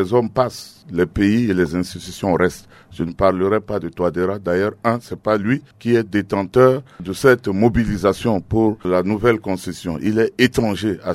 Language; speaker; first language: French; non-native, local second language; Sango